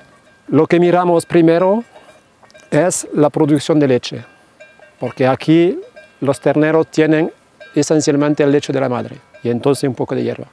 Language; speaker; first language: Spanish; non-native, fluent; French